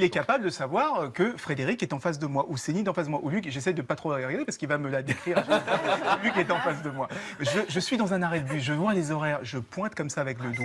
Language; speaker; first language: French; native; French